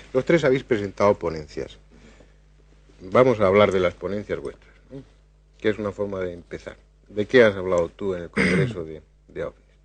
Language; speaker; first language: Spanish; native; Spanish